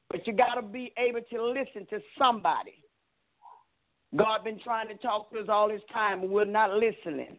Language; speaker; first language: English; native; English